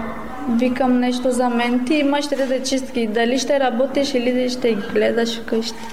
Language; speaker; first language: Bulgarian; non-native, local second language; Romany